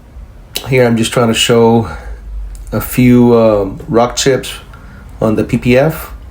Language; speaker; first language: English; native; English